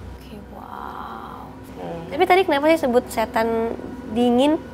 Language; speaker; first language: Indonesian; native; Indonesian